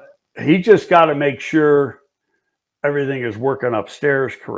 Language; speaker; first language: English; native; English